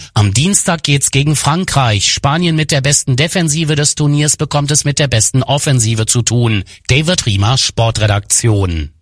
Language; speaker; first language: German; native; German